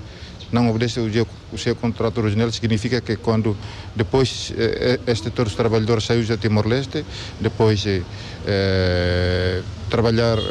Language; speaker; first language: Portuguese; non-native, local second language; Tetum